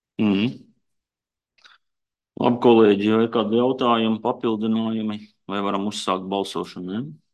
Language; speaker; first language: Latvian; native; Latvian